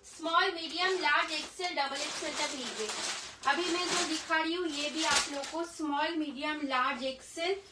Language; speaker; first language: Hindi; non-native, local second language; Bangla